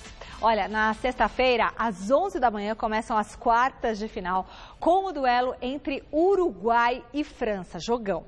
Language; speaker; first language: Portuguese; native; Portuguese